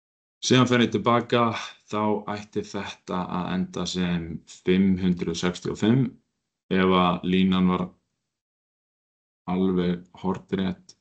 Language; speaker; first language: Icelandic; native; Icelandic